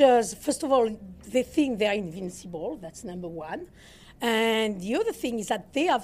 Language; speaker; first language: English; non-native, fluent; French